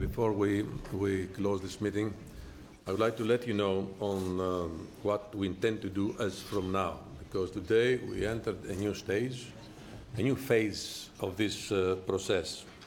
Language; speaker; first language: English; non-native, fluent; Greek